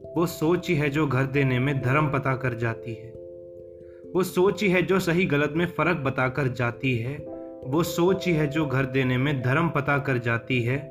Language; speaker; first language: Hindi; native; Hindi